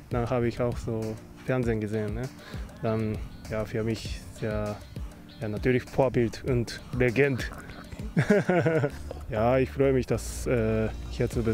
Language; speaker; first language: German; non-native, learner; Japanese